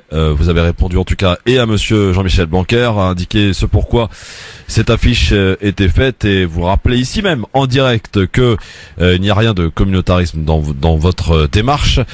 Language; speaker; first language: French; native; French